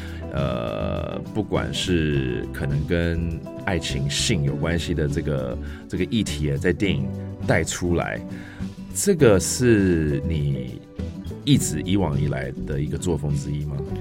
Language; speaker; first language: Chinese; early bilingual, heritage; Chinese